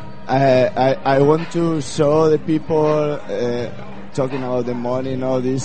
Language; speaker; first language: English; non-native, learner; Spanish